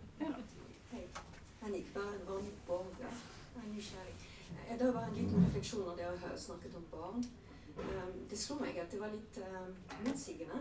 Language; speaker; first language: Norwegian; non-native, fluent; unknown